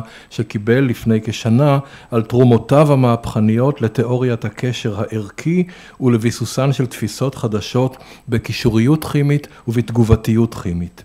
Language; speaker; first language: Hebrew; native; Hebrew